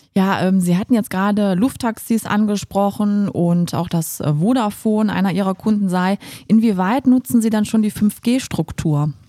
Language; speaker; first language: German; native; German